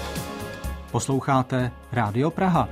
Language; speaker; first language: Czech; native; Czech